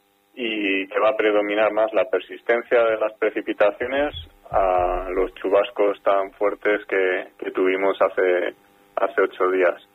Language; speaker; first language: Spanish; native; Spanish